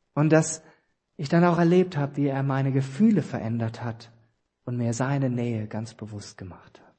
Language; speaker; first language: German; native; German